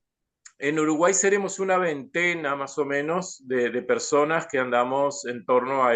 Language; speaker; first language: Spanish; native; Spanish